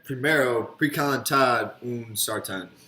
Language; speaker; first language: Spanish; non-native, learner; English